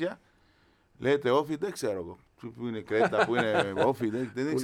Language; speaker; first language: Greek; non-native, learner; Spanish